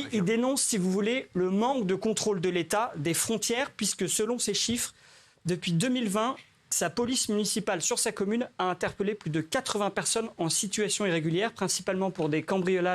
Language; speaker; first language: French; native; French